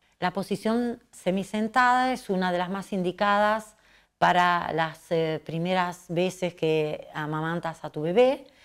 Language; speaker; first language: Spanish; native; Spanish